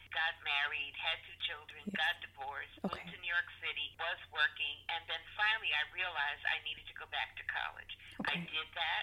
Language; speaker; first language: English; native; English